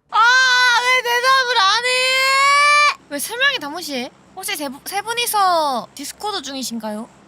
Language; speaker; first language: Korean; native; Korean